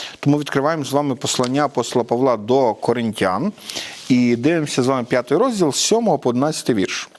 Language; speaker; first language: Ukrainian; native; Ukrainian